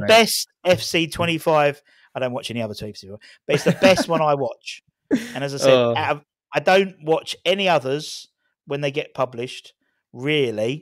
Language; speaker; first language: English; native; English